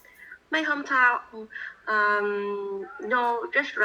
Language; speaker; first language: English; non-native, learner; Vietnamese